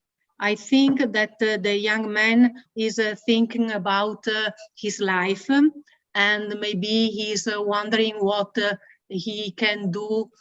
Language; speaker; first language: English; non-native, learner; Italian